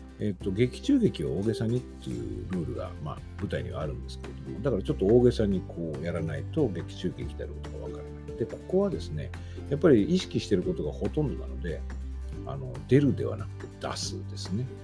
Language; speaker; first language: Japanese; native; Japanese